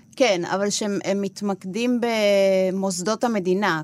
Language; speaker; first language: Hebrew; non-native, fluent; Spanish